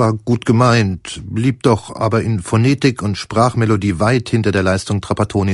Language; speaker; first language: German; native; German